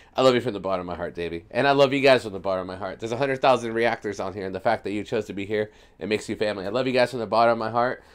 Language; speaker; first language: English; early bilingual, other home language; Spanish